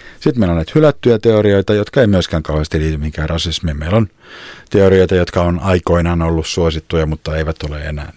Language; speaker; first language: Finnish; native; Finnish